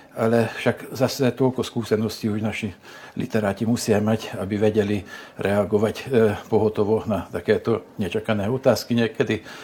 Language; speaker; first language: Slovak; native; Slovak